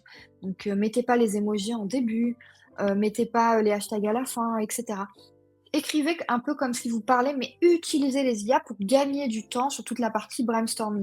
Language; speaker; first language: French; native; French